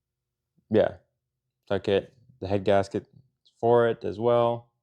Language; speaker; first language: English; native; English